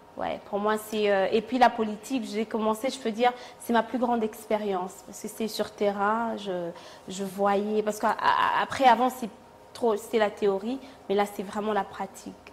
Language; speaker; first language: French; non-native, local second language; Swahili